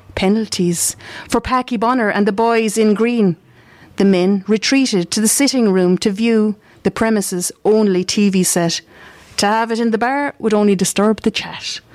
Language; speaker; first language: English; native; English